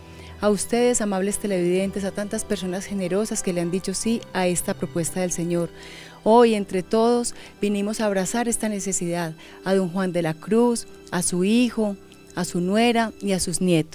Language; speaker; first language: Spanish; native; Spanish